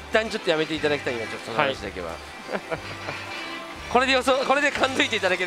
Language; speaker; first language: Japanese; native; Japanese